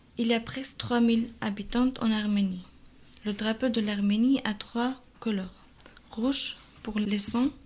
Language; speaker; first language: French; non-native, learner; Armenian